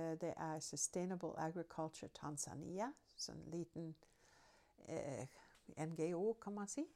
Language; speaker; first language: Norwegian; non-native, fluent; English